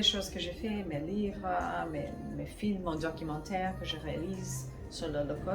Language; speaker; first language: French; non-native, fluent; English